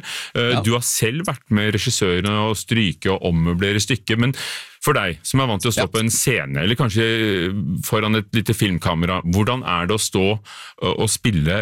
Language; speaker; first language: Norwegian; native; Norwegian